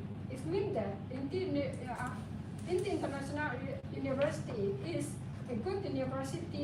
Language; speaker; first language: English; non-native, fluent; Indonesian